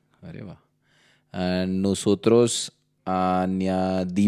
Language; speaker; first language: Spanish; non-native, learner; Hindi